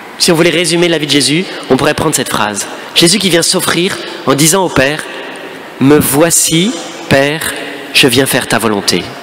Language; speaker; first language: French; native; French